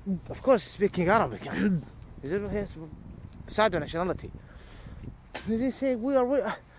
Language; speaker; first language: English; non-native, fluent; Arabic